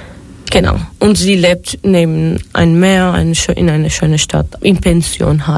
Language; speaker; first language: German; non-native, fluent; Turkish